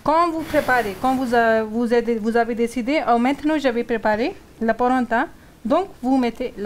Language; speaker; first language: French; non-native, learner; Hindi